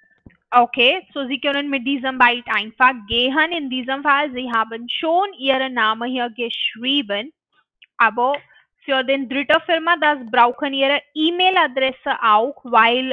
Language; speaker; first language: German; non-native, learner; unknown